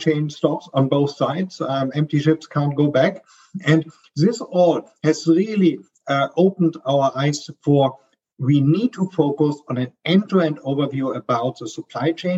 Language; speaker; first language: English; non-native, fluent; German